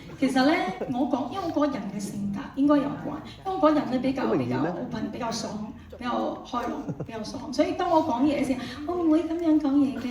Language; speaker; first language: Cantonese; non-native, fluent; Chinese